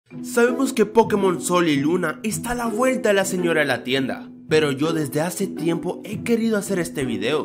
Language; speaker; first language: Spanish; native; Spanish